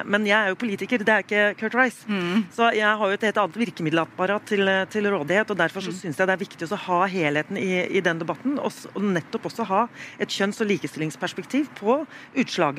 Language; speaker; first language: Norwegian; native; Norwegian